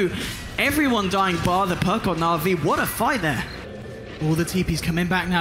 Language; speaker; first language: English; native; English